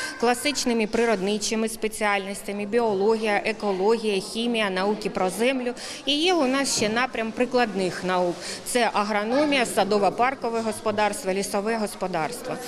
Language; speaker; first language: Ukrainian; native; Ukrainian